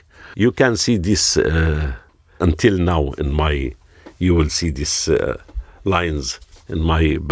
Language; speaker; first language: English; non-native, learner; Arabic